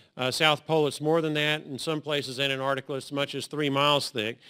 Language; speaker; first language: English; native; English